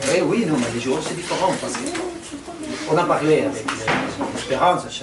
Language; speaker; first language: French; non-native, fluent; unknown